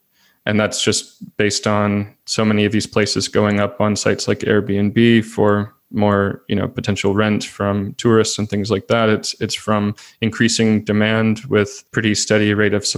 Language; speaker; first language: English; native; English